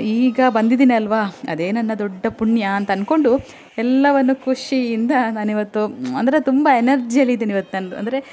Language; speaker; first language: Kannada; non-native, local second language; Tulu